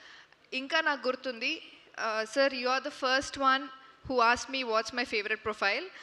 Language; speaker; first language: Telugu; non-native, fluent; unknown